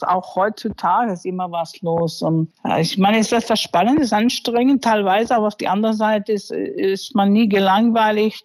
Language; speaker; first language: German; non-native, fluent; English